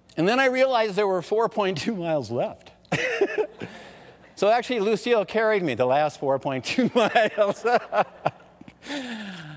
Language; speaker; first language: English; early bilingual, other home language; German